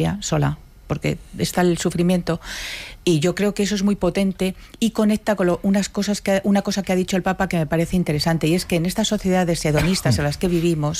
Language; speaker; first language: Spanish; native; Spanish